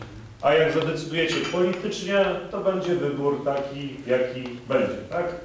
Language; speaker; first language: Polish; native; Polish